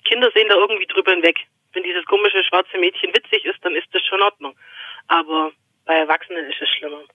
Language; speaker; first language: German; native; German